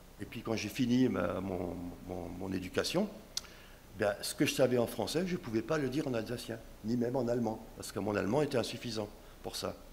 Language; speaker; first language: French; non-native, local second language; Swiss German